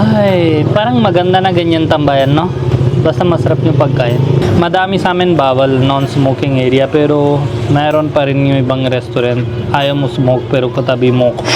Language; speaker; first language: Filipino; non-native, learner; Hindi